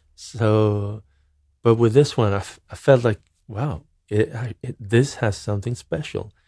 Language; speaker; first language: English; non-native, fluent; Swedish